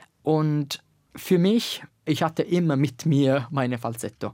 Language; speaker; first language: German; non-native, learner; Italian